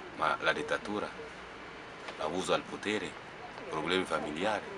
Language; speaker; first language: Italian; non-native, fluent; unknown